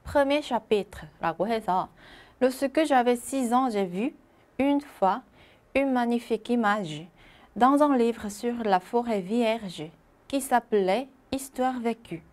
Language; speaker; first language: French; non-native, fluent; Korean